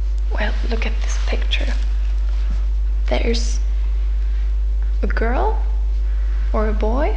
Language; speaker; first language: English; non-native, fluent; German